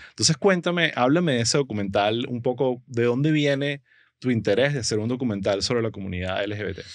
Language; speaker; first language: Spanish; native; Spanish